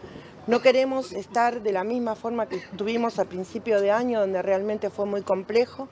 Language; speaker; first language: Spanish; native; Spanish